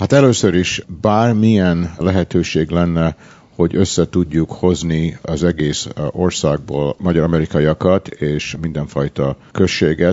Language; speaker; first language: Hungarian; early bilingual, heritage; Hungarian